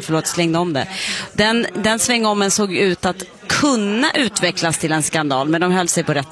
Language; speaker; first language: Swedish; native; Swedish